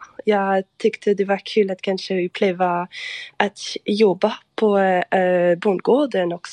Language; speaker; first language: Swedish; non-native, fluent; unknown